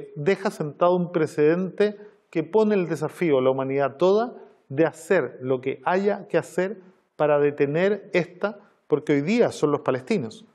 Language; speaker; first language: Spanish; native; Spanish